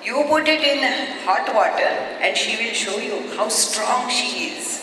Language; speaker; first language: English; non-native, local second language; Marathi